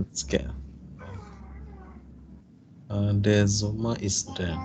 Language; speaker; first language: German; non-native, learner; Indonesian